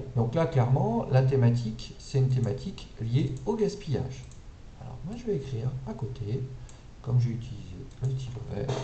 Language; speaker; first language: French; native; French